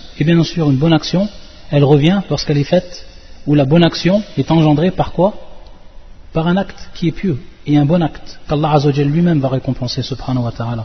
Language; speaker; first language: French; native; French